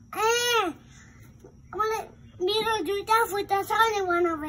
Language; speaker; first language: Nepali; early bilingual, heritage; Nepali